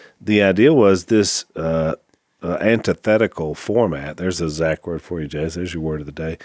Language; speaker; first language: English; native; English